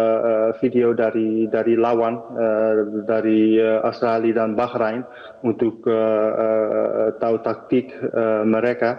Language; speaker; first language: Indonesian; non-native, fluent; Dutch